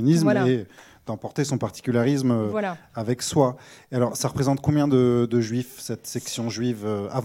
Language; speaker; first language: French; native; French